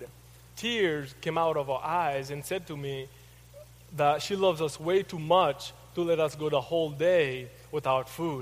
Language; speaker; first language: English; non-native, fluent; Haitian Creole